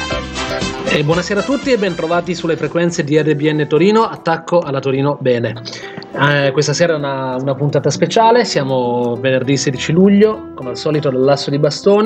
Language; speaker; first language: Italian; native; Italian